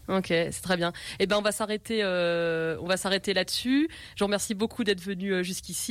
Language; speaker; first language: French; native; French